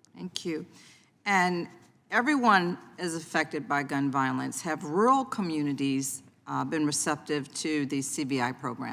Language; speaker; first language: English; native; English